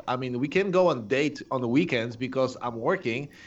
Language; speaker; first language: English; non-native, fluent; Polish